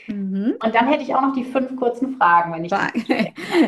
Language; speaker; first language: German; native; German